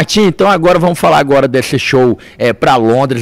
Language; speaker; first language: Portuguese; native; Portuguese